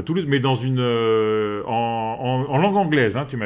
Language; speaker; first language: French; native; French